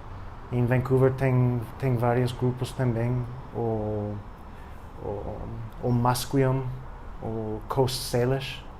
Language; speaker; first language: Portuguese; non-native, fluent; English